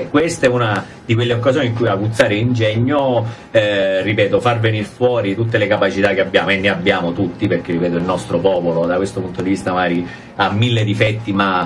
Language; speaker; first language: Italian; native; Italian